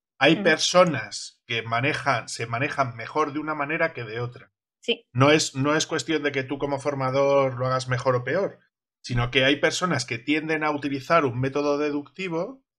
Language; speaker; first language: Spanish; native; Spanish